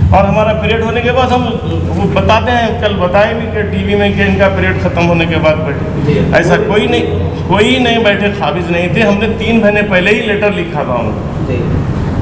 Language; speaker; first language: Hindi; non-native, local second language; Urdu